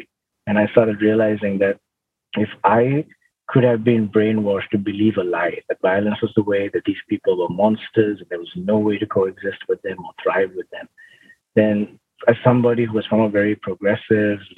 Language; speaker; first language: English; non-native, local second language; Sinhala